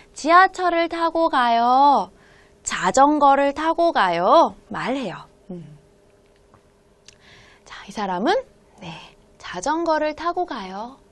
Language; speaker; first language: Korean; non-native, fluent; Hmong